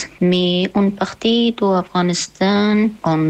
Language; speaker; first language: French; non-native, learner; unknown